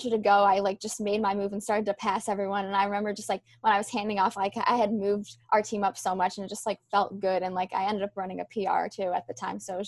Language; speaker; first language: English; native; English